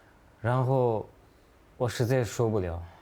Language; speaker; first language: Chinese; non-native, local second language; Uyghur